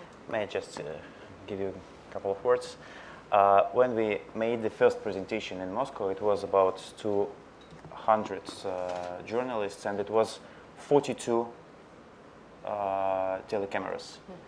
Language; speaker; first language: English; non-native, learner; Russian